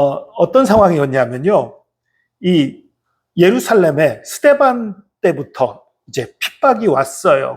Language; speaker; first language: Korean; native; Korean